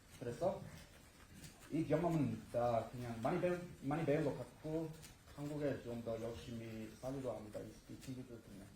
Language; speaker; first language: Korean; non-native, learner; English